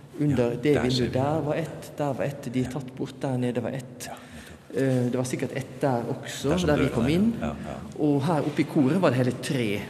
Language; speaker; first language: Norwegian; native; Norwegian